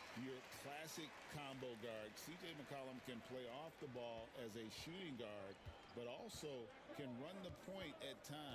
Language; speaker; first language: English; native; English